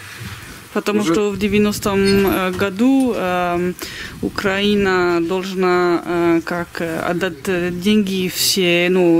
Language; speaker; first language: Russian; non-native, learner; French